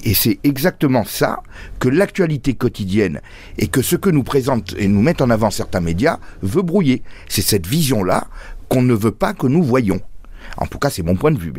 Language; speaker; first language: French; native; French